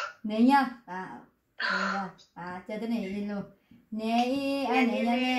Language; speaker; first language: Korean; non-native, fluent; Vietnamese